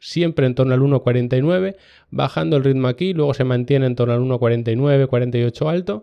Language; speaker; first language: Spanish; native; Spanish